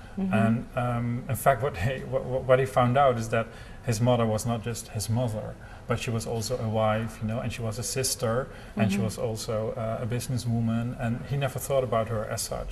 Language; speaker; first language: English; non-native, fluent; Dutch